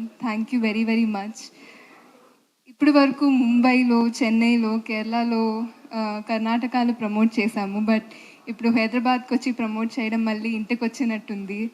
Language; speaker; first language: Telugu; non-native, fluent; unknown